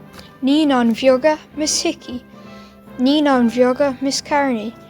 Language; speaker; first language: Irish; non-native, local second language; English